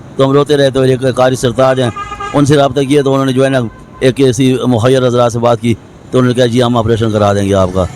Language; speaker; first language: Urdu; non-native, local second language; Pashto